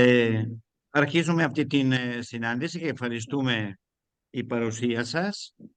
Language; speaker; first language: Greek; non-native, learner; Spanish